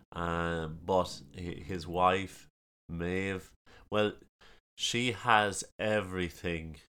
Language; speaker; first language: English; native; English